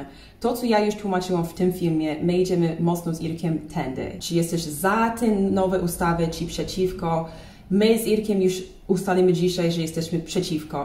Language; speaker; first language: Polish; non-native, learner; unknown